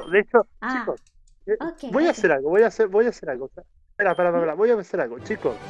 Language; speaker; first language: Spanish; native; Spanish